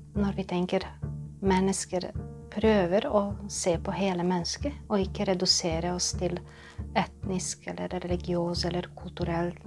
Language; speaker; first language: Norwegian; non-native, fluent; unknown